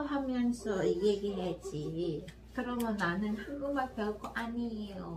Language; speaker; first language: Korean; non-native, learner; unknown